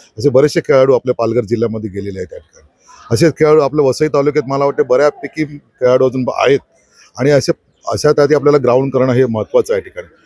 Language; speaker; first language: Marathi; native; Marathi